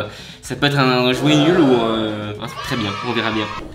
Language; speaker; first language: French; native; French